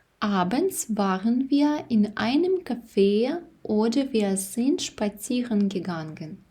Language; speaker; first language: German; non-native, fluent; Ukrainian